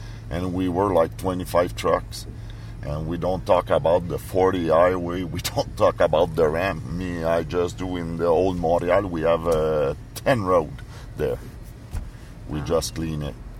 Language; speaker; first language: English; non-native, fluent; French